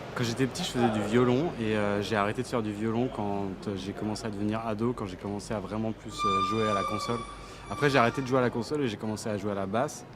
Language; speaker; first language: French; native; French